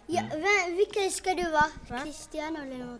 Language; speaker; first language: Swedish; early bilingual, other home language; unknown